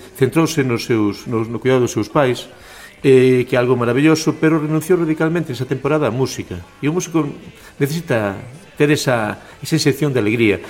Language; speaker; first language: Galician; native; Galician